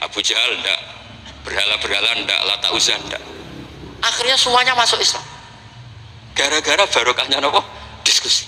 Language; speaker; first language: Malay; non-native, local second language; Javanese